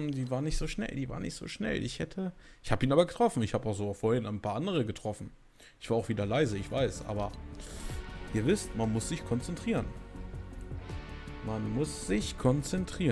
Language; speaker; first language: German; native; German